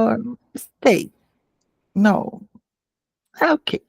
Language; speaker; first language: English; non-native, learner; Portuguese